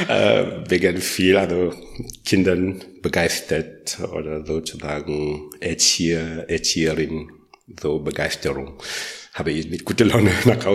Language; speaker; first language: German; non-native, learner; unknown